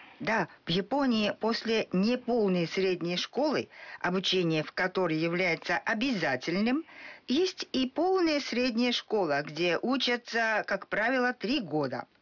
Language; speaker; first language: Russian; non-native, fluent; Japanese